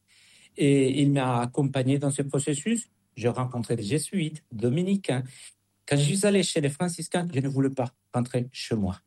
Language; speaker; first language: French; non-native, fluent; Spanish